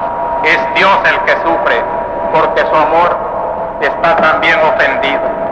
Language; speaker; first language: Spanish; native; Spanish